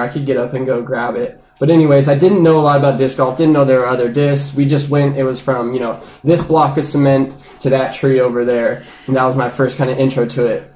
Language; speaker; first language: English; native; English